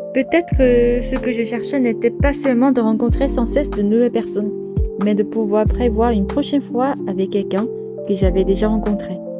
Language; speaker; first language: French; non-native, fluent; Korean